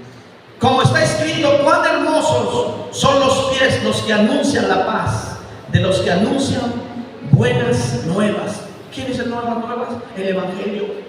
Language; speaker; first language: Spanish; native; Spanish